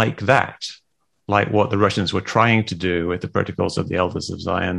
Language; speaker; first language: English; native; English